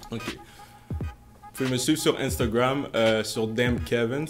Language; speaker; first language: French; native; French